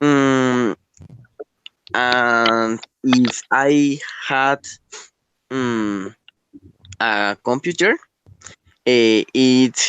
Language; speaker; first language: English; non-native, learner; Spanish